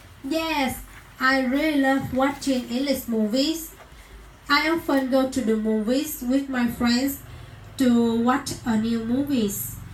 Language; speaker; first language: English; non-native, learner; Vietnamese